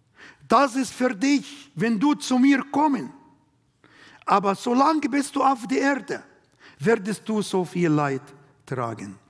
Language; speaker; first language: German; non-native, learner; Arabic